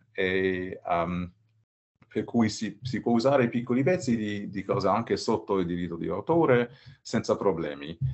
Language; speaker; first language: Italian; non-native, learner; English